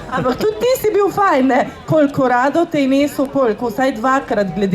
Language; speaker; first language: Slovenian; native; Slovenian